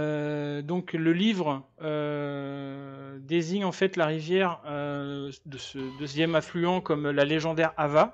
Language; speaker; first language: French; native; French